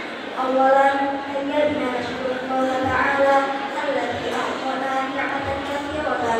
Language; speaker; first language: Arabic; non-native, learner; Indonesian